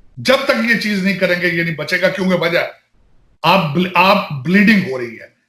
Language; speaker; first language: Urdu; non-native, local second language; Punjabi